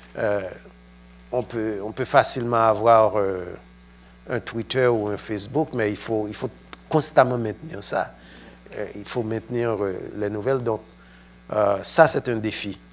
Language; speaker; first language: French; non-native, local second language; Haitian Creole